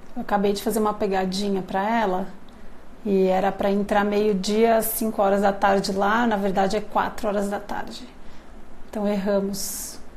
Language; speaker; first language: Portuguese; native; Portuguese